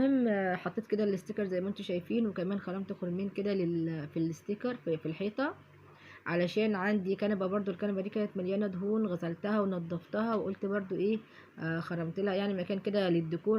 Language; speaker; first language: Arabic; native; Arabic